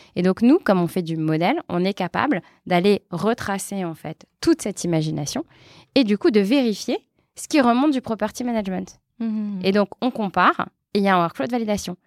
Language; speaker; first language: French; native; French